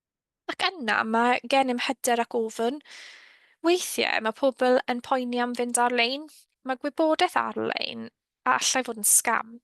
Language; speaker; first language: Welsh; native; Welsh